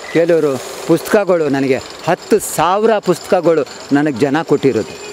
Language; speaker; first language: Kannada; non-native, local second language; Urdu